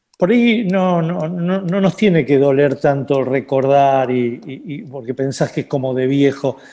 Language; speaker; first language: Spanish; native; Spanish